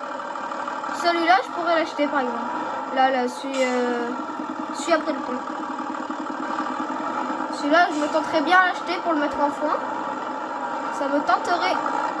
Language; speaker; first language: French; native; French